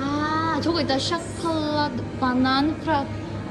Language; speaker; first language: Russian; non-native, learner; Korean